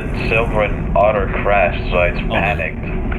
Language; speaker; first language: English; native; English